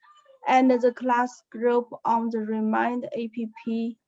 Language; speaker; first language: English; non-native, learner; Chinese